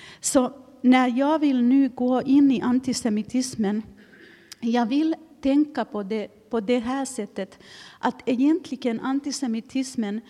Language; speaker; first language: Swedish; non-native, fluent; Finnish